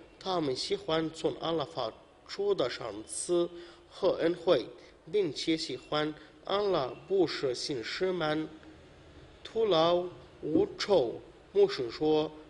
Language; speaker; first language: Chinese; non-native, learner; Arabic